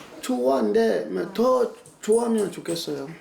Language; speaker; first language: Korean; non-native, learner; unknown